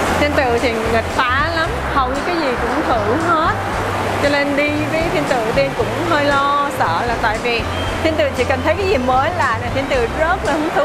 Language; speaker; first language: Vietnamese; early bilingual, heritage; Vietnamese